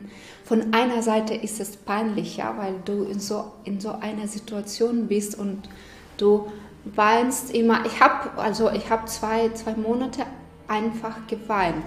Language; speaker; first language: German; non-native, fluent; Ukrainian